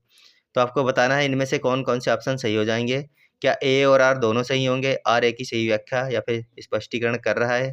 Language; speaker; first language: Hindi; native; Hindi